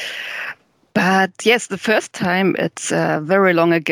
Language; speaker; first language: English; non-native, fluent; German